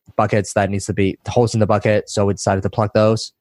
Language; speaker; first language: English; early bilingual, other home language; Chinese